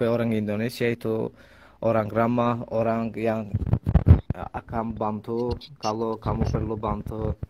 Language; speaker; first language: Indonesian; non-native, learner; Azerbaijani